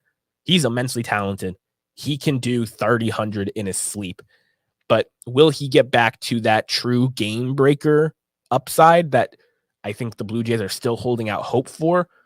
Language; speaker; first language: English; native; English